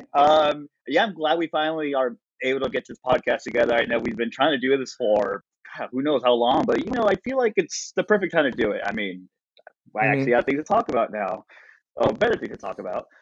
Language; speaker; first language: English; early bilingual, other home language; Spanish